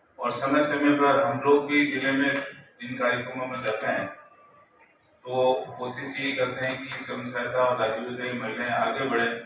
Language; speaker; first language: Hindi; native; Hindi